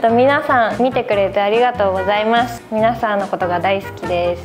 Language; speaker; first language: Japanese; native; Japanese